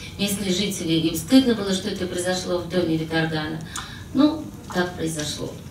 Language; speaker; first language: Russian; native; Russian